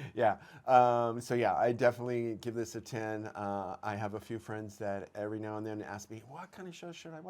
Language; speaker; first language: English; native; English